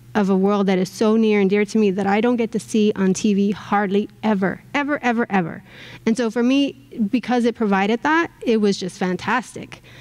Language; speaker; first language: English; native; English